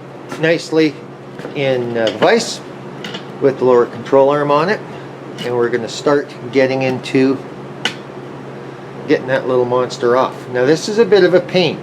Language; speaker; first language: English; native; English